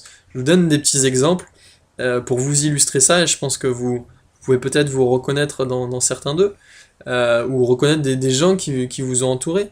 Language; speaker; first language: French; native; French